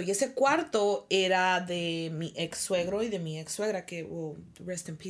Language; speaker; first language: Spanish; early bilingual, heritage; Spanish